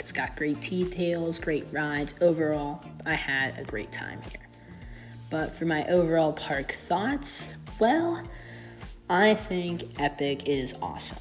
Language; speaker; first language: English; native; English